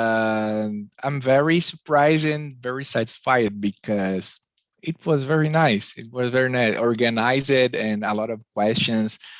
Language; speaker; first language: English; non-native, learner; Portuguese